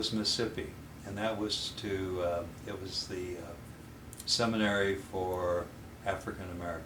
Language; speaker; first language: English; native; English